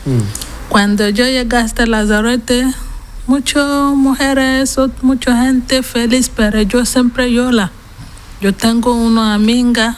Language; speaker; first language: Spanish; non-native, learner; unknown